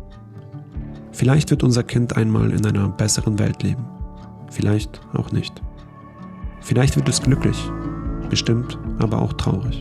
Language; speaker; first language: German; native; German